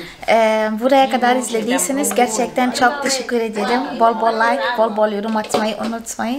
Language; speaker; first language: Turkish; non-native, fluent; Portuguese